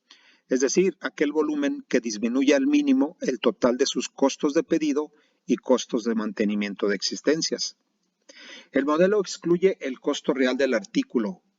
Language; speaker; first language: Spanish; native; Spanish